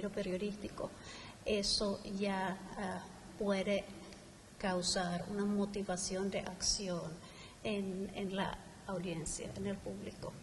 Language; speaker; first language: Spanish; non-native, fluent; Finnish